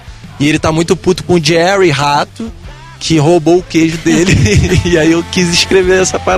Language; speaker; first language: Portuguese; native; Portuguese